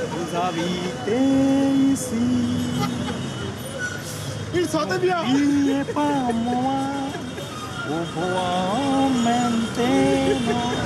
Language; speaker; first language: French; non-native, learner; Bangla